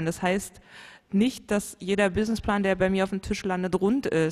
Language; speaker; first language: German; native; German